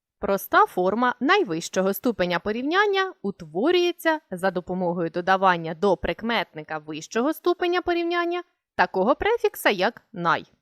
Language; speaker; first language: Ukrainian; native; Ukrainian